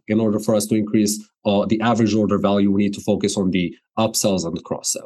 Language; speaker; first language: English; non-native, fluent; Arabic